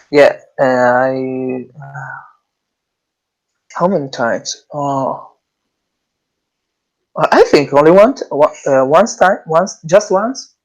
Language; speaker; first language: English; non-native, learner; Italian